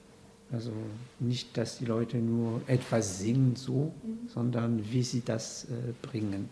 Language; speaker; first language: German; non-native, fluent; French